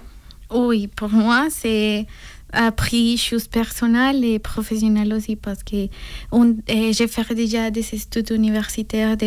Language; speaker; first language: French; non-native, learner; Spanish